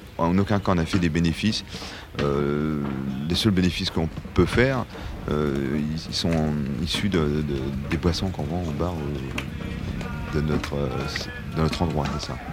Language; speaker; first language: French; native; French